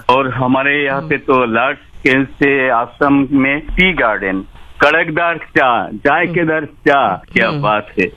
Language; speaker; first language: Hindi; non-native, local second language; Bangla